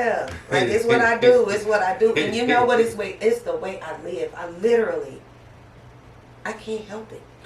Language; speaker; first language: English; native; English